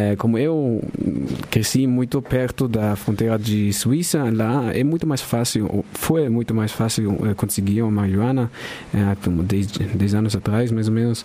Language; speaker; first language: Portuguese; non-native, fluent; German